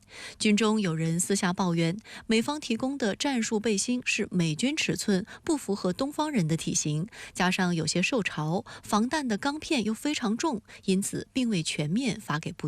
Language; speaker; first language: Chinese; native; Chinese